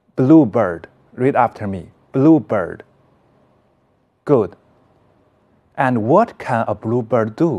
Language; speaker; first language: English; non-native, fluent; Chinese